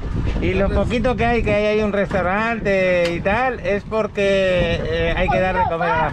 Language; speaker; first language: Spanish; native; Spanish